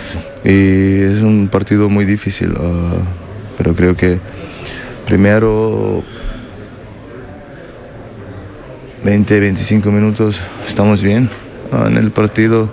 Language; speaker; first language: Spanish; non-native, learner; German